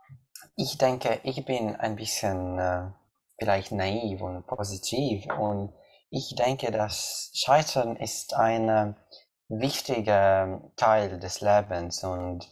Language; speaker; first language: German; non-native, learner; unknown